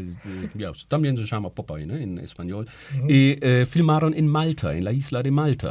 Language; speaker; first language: Spanish; non-native, fluent; German